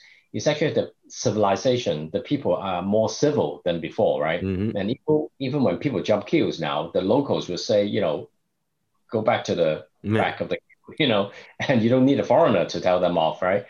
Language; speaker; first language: English; non-native, local second language; Cantonese